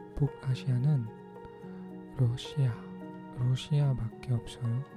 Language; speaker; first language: Korean; non-native, learner; Filipino